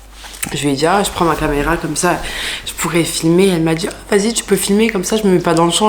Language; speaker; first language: French; native; French